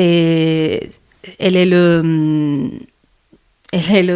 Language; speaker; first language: French; non-native, learner; Malayalam